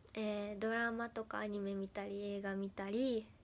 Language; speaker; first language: Japanese; native; Japanese